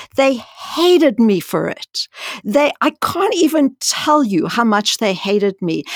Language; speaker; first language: English; native; English